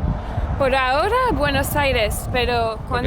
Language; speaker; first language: Spanish; non-native, learner; English